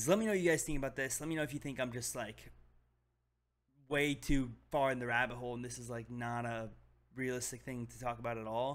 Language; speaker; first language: English; native; English